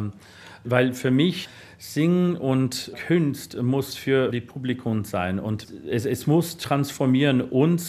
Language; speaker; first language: German; non-native, learner; English